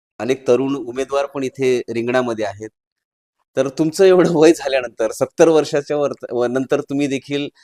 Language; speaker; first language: Marathi; native; Marathi